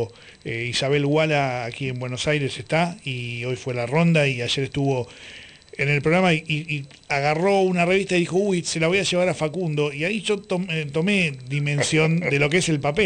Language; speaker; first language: Spanish; native; Spanish